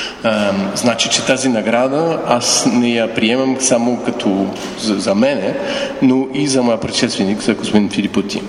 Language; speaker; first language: Bulgarian; non-native, fluent; French